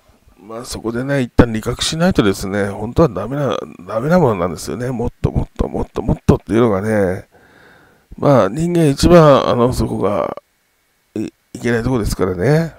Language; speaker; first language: Japanese; native; Japanese